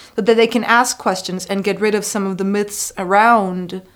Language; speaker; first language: English; non-native, fluent; Spanish